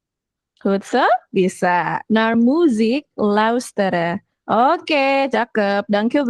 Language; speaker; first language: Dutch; non-native, fluent; Indonesian